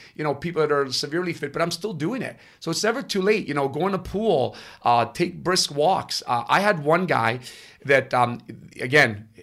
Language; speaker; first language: English; non-native, fluent; Italian